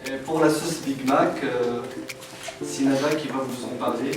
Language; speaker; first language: French; non-native, local second language; Arabic